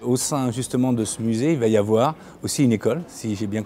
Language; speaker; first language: French; native; French